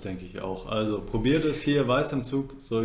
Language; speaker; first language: German; native; German